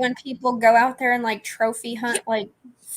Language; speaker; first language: English; native; English